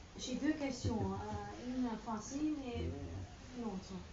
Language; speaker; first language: French; non-native, learner; Dutch